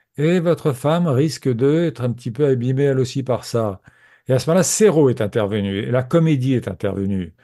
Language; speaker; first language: French; native; French